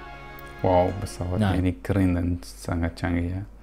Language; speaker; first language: Indonesian; non-native, fluent; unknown